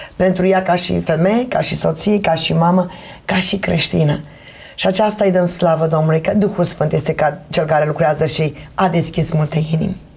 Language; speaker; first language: Romanian; native; Romanian